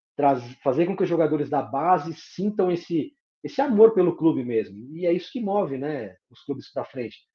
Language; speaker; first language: Portuguese; native; Portuguese